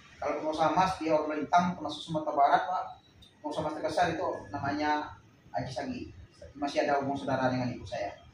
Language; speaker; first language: Indonesian; non-native, local second language; Minangkabau